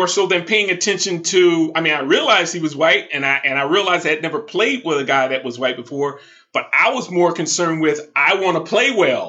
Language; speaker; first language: English; native; English